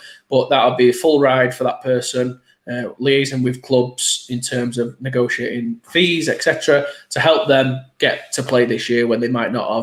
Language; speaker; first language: English; native; English